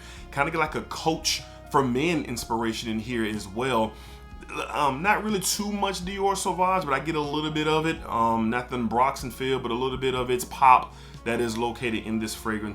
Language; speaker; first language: English; native; English